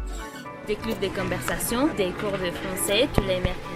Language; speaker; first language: French; non-native, fluent; Spanish